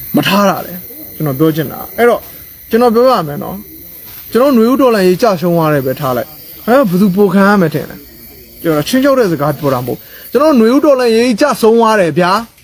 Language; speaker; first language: Burmese; non-native, local second language; S'gaw Karen